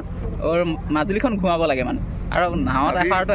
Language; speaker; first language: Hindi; non-native, local second language; Assamese